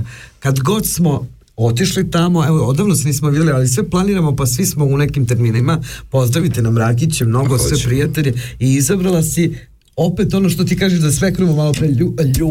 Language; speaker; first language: Serbian; native; Serbian